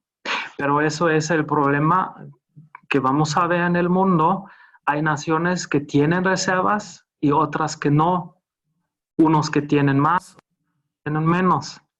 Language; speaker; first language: Spanish; non-native, fluent; German